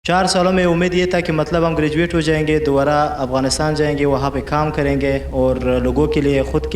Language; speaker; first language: Hindi; non-native, learner; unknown